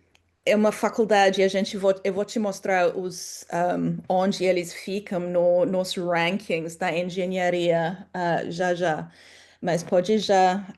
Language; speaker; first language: Portuguese; non-native, fluent; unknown